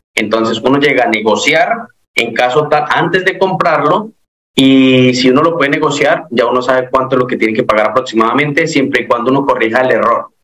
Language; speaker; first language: Spanish; native; Spanish